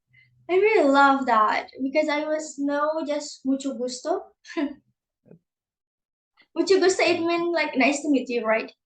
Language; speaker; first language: English; non-native, learner; Indonesian